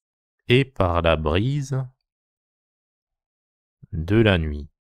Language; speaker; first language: French; non-native, fluent; Japanese